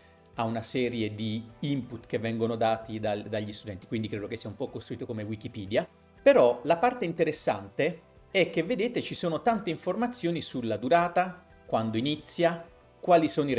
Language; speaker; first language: Italian; native; Italian